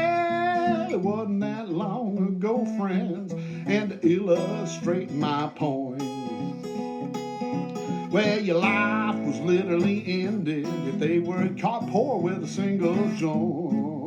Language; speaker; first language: English; native; English